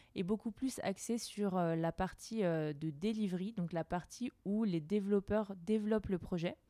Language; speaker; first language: French; native; French